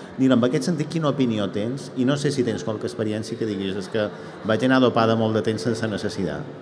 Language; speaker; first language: Catalan; native; Catalan